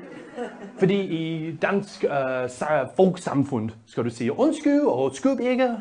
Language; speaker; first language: Danish; non-native, learner; English